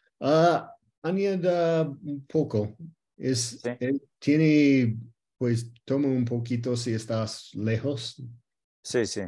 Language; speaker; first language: Spanish; early bilingual, heritage; Spanish